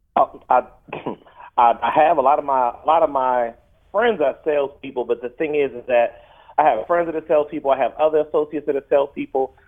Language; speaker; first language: English; early bilingual, other home language; Arabic